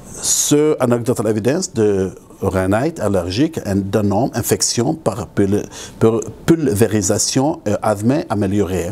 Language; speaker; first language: French; non-native, local second language; Arabic